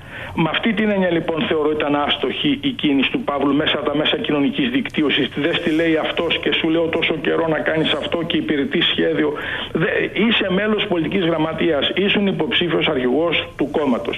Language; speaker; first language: Greek; native; Greek